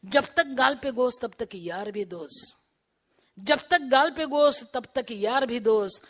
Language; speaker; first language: Hindi; non-native, local second language; Marathi